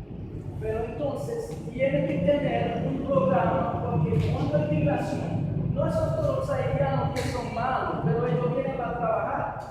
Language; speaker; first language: Spanish; non-native, local second language; Haitian Creole